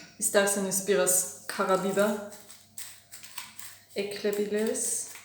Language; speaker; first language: Turkish; non-native, fluent; German